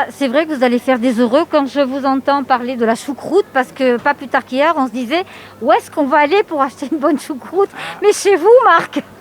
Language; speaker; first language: French; native; French